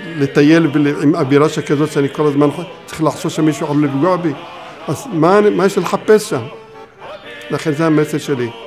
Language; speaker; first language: Hebrew; early bilingual, other home language; Arabic